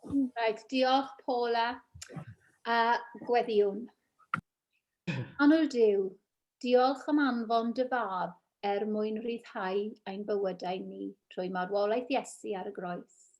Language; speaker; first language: Welsh; non-native, local second language; English